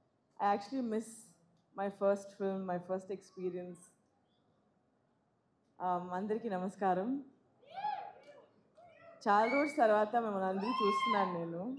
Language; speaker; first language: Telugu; non-native, fluent; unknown